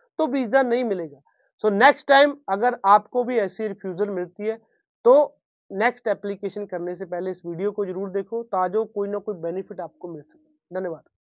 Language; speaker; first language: Hindi; non-native, local second language; Punjabi